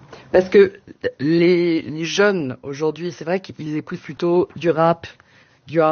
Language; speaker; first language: French; native; French